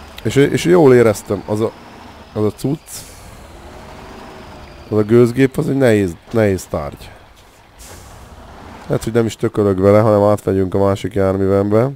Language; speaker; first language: Hungarian; native; Hungarian